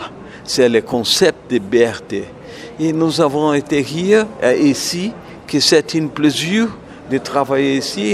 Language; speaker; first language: French; non-native, learner; Portuguese